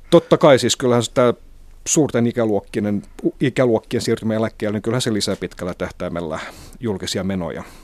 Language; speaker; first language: Finnish; non-native, local second language; Swedish